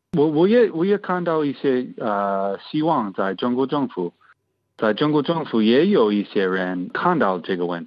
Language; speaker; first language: Chinese; non-native, fluent; English